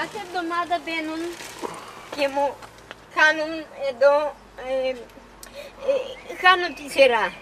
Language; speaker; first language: Greek; non-native, fluent; Bulgarian